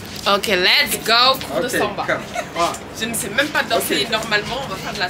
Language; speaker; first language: French; native; French